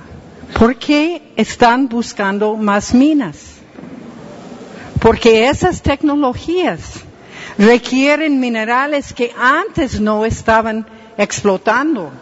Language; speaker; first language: Spanish; non-native, fluent; English